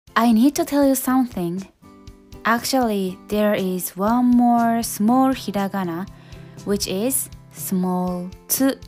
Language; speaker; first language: English; non-native, fluent; Japanese